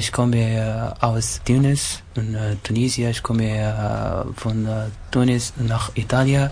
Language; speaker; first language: German; non-native, learner; Arabic